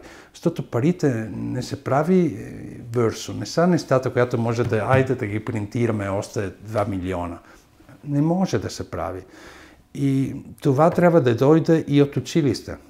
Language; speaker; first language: Bulgarian; non-native, fluent; Italian